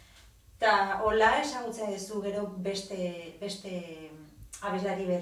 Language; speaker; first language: Basque; non-native, local second language; Spanish